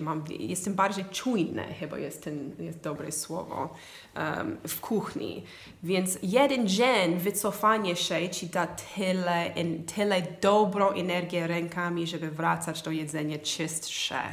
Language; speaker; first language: Polish; non-native, fluent; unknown